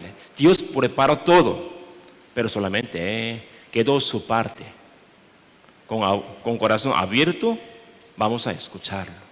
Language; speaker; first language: Spanish; non-native, learner; Korean